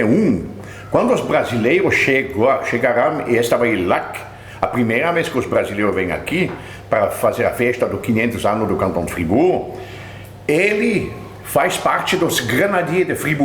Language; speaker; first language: Portuguese; non-native, fluent; French